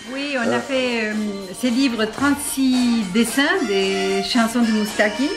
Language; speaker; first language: French; non-native, fluent; Spanish